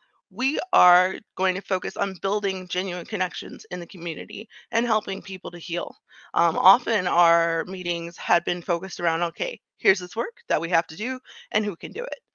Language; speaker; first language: English; native; English